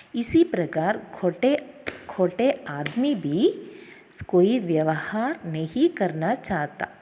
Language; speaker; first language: Hindi; non-native, local second language; Malayalam